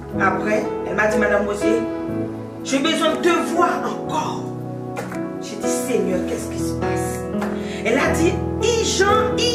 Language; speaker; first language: French; non-native, local second language; Haitian Creole